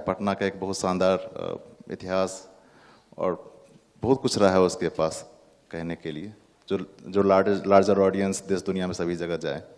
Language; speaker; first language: Hindi; native; Hindi